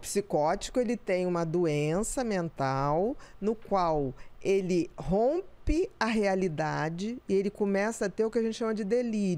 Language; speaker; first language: Portuguese; native; Portuguese